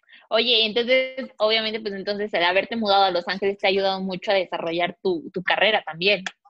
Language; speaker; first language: Spanish; native; Spanish